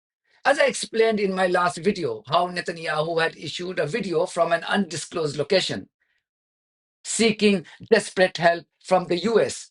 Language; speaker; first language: English; non-native, local second language; Hindi